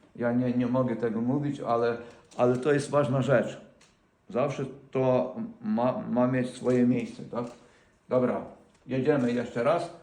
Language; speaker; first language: Polish; non-native, fluent; Ukrainian